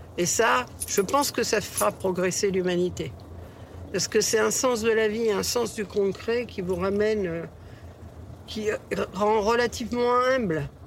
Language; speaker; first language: French; early bilingual, other home language; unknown